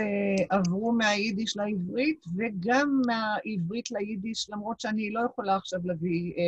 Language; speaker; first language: Hebrew; non-native, local second language; Yiddish